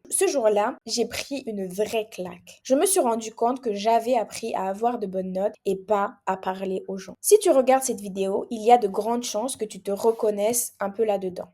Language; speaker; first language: French; non-native, local second language; Comorian